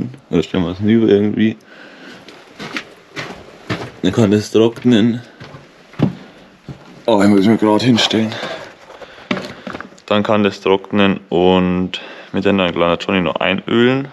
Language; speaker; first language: German; native; German